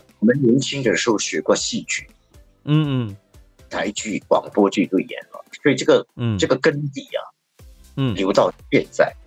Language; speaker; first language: Chinese; native; Chinese